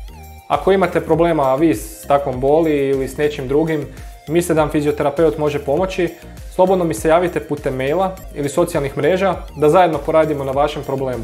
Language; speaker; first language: Croatian; native; Croatian